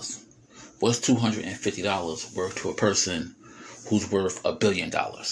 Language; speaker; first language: English; native; English